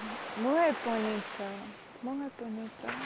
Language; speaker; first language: Spanish; non-native, learner; English